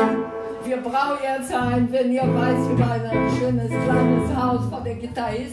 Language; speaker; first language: German; non-native, fluent; Portuguese